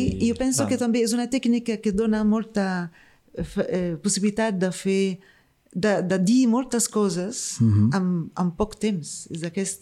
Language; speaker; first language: Catalan; non-native, fluent; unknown